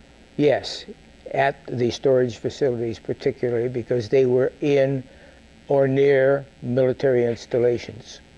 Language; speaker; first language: English; native; English